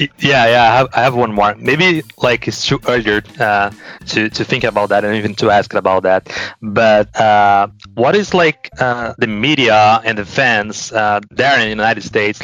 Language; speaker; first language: English; non-native, fluent; Portuguese